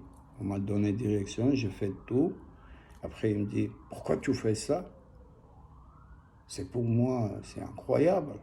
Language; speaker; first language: French; non-native, learner; Armenian